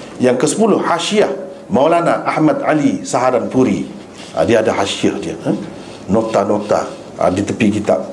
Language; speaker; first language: Malay; native; Malay